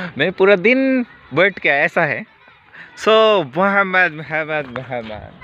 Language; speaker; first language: Hindi; native; Hindi